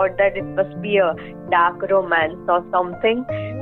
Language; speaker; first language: English; non-native, local second language; Gujarati